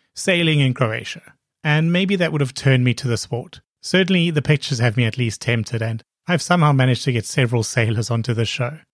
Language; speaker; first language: English; native; English